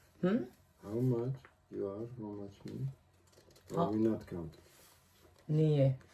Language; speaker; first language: English; non-native, learner; Turkish